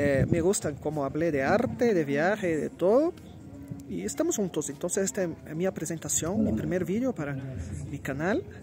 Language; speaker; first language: Spanish; non-native, learner; Portuguese